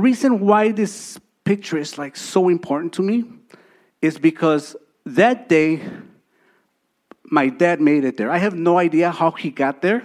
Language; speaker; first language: English; early bilingual, other home language; Spanish